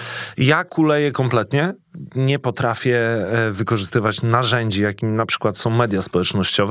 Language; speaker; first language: Polish; native; Polish